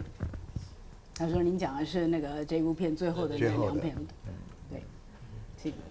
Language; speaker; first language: Chinese; native; Chinese